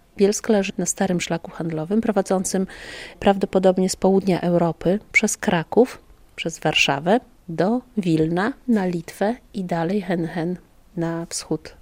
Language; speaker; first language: Polish; native; Polish